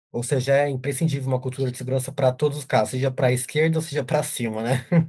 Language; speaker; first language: Portuguese; native; Portuguese